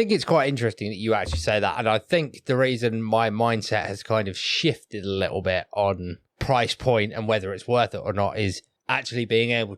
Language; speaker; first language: English; native; English